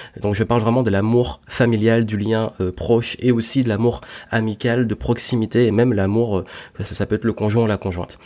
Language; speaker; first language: French; native; French